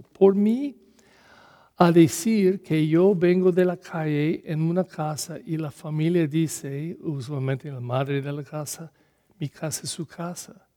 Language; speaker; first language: Spanish; non-native, learner; English